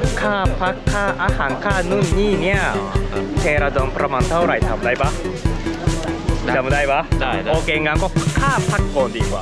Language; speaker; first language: Thai; non-native, fluent; Japanese